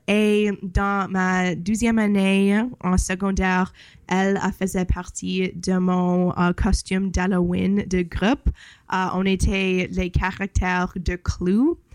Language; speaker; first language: French; non-native, local second language; English